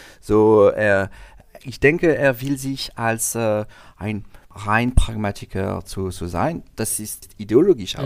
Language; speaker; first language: German; non-native, learner; French